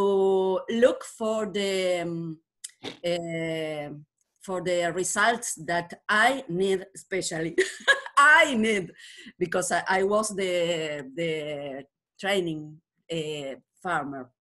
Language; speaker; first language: English; non-native, learner; Spanish